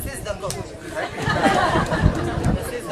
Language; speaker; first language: German; non-native, learner; Arabic